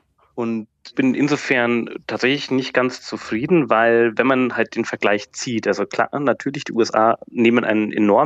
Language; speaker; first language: German; native; German